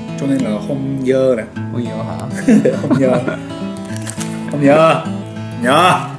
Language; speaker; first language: Vietnamese; non-native, learner; Japanese